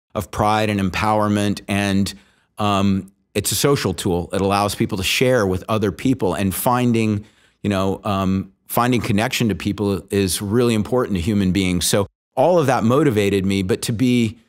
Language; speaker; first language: English; native; English